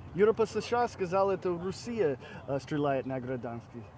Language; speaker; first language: Russian; non-native, learner; English